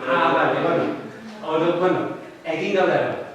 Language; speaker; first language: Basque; non-native, learner; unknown